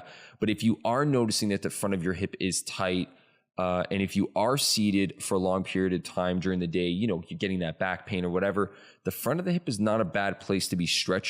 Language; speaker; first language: English; native; English